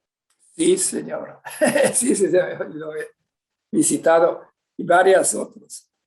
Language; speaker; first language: Spanish; non-native, fluent; Swedish